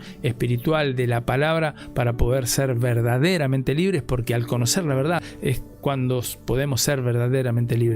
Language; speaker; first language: Spanish; native; Spanish